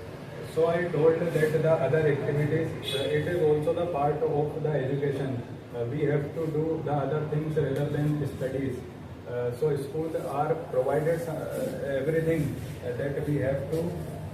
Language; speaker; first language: English; non-native, learner; Hindi